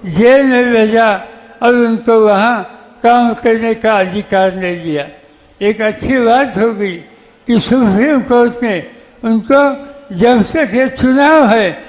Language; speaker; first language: Hindi; non-native, local second language; Marathi